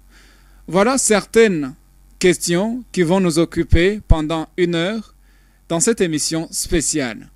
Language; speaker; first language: French; non-native, local second language; Rundi